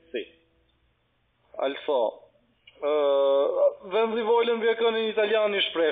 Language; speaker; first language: German; non-native, learner; Albanian